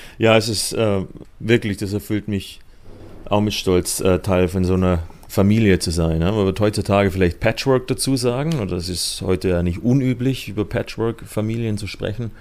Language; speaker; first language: German; native; German